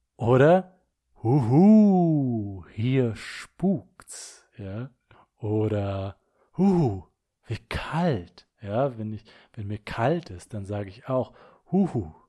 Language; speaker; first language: German; native; German